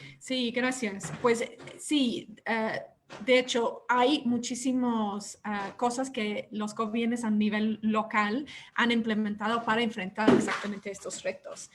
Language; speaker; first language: Spanish; non-native, fluent; English